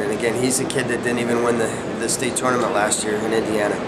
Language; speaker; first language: English; native; English